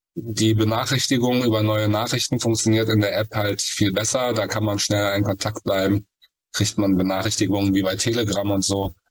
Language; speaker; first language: German; native; German